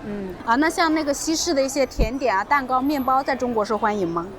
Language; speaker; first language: Chinese; native; Chinese